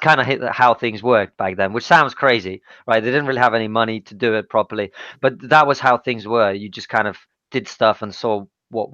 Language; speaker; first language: English; non-native, fluent; Russian